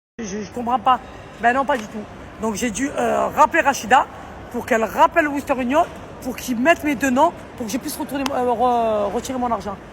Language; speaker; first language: French; native; French